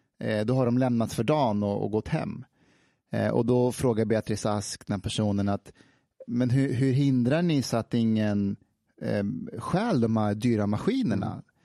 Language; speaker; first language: Swedish; early bilingual, other home language; Persian